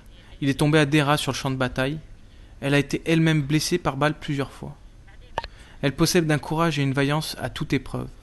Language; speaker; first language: French; native; French